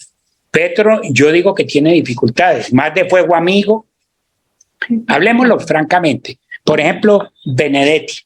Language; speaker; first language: Spanish; native; Spanish